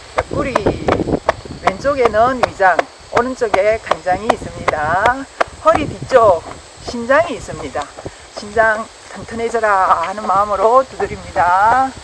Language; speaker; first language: Korean; native; Korean